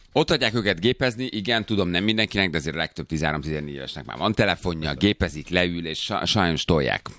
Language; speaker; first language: Hungarian; native; Hungarian